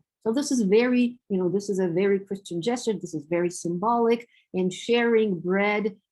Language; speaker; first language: English; non-native, fluent; Romanian